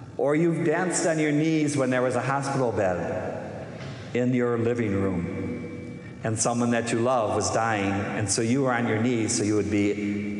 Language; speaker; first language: English; native; English